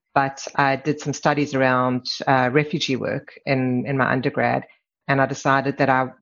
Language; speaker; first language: English; native; English